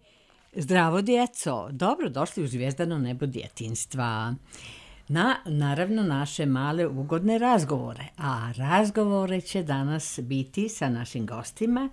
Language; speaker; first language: Serbian; native; Serbian